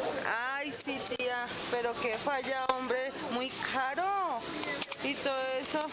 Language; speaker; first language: Spanish; native; Spanish